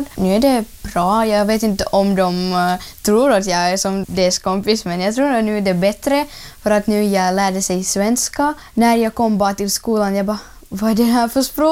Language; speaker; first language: Swedish; early bilingual, other home language; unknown